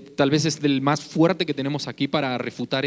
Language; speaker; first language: Spanish; native; Spanish